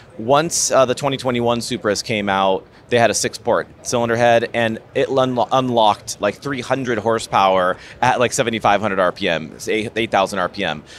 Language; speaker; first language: English; native; English